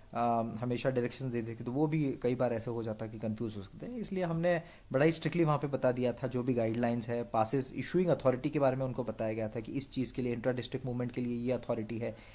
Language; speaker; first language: Hindi; non-native, local second language; Marathi